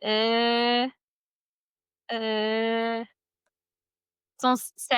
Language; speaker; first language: French; non-native, learner; English